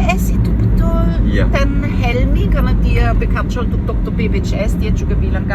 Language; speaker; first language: Indonesian; non-native, fluent; German